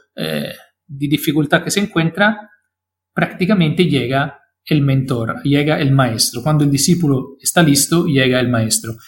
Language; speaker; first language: Spanish; non-native, fluent; Italian